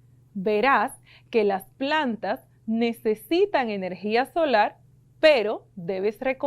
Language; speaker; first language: Spanish; native; Spanish